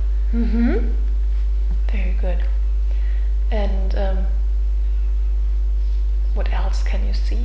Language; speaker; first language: English; non-native, fluent; German